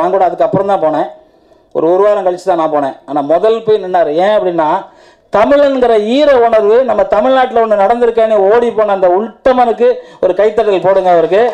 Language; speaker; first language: Tamil; native; Tamil